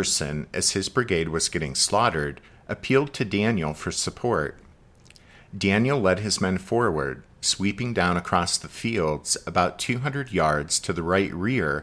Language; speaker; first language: English; native; English